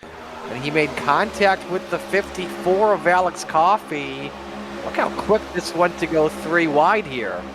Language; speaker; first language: English; native; English